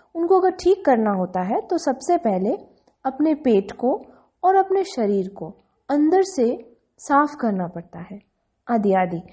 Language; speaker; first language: Hindi; non-native, local second language; Gujarati